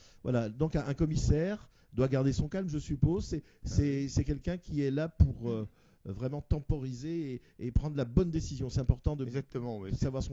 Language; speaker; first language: French; native; French